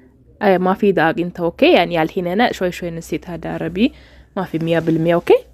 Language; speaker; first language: Arabic; non-native, learner; Amharic